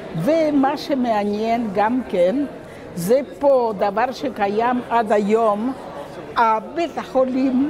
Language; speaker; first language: Hebrew; non-native, local second language; Spanish